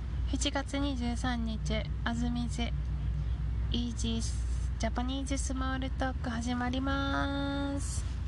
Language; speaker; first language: Japanese; native; Japanese